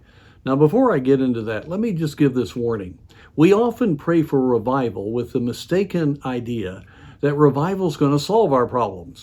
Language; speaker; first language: English; native; English